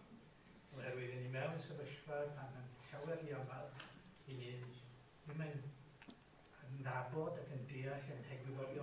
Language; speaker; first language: Welsh; native; Welsh